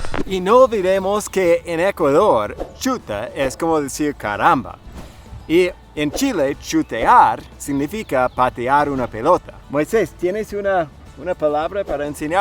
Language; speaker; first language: Spanish; non-native, fluent; English